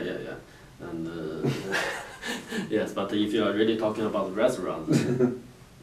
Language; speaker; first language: English; non-native, learner; Chinese